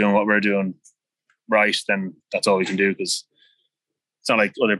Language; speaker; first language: English; native; English